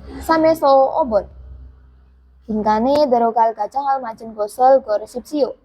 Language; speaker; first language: Korean; non-native, learner; Indonesian